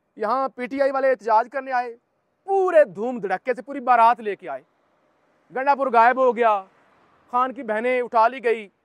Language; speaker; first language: Urdu; native; Urdu